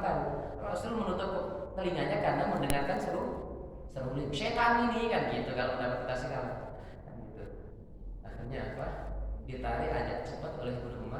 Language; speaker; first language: Indonesian; native; Indonesian